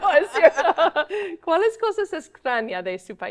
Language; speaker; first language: Spanish; non-native, fluent; English